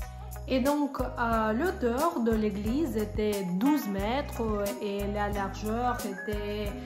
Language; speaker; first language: French; non-native, fluent; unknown